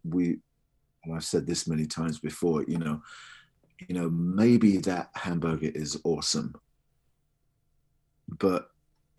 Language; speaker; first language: English; native; English